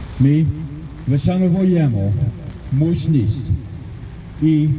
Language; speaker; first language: Polish; non-native, learner; Ukrainian